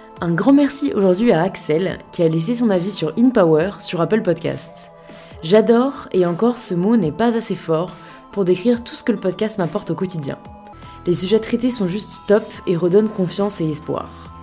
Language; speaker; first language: French; native; French